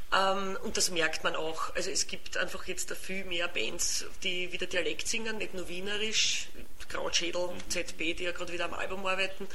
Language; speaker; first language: German; native; German